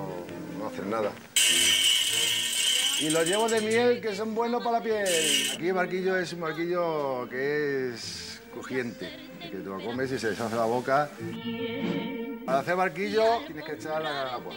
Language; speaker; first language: Spanish; native; Spanish